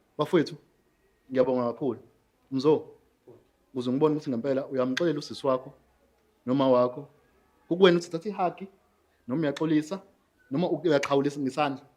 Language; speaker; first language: Zulu; native; Zulu